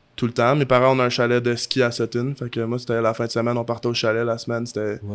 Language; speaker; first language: French; native; French